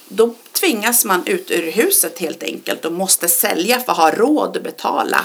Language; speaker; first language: Swedish; early bilingual, other home language; Persian